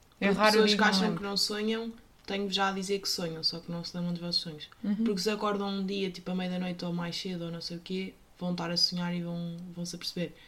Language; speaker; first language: Portuguese; native; Portuguese